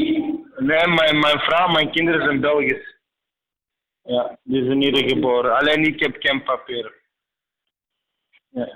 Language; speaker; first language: Dutch; non-native, fluent; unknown